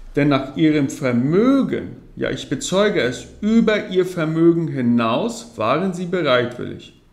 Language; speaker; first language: German; early bilingual, heritage; German